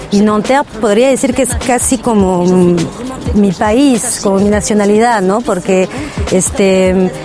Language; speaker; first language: Spanish; early bilingual, heritage; French